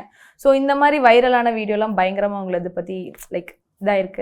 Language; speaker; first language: Tamil; native; Tamil